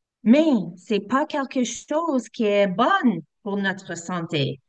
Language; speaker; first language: French; non-native, learner; English